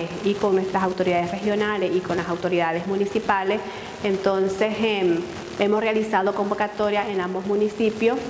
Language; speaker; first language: Spanish; native; Spanish